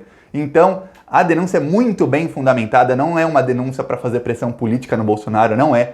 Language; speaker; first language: Portuguese; native; Portuguese